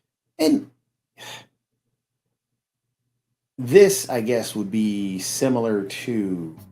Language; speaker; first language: English; native; English